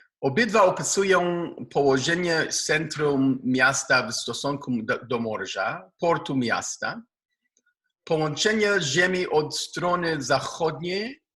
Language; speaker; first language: Polish; non-native, learner; Hebrew